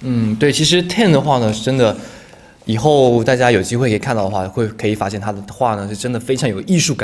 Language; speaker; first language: Chinese; native; Chinese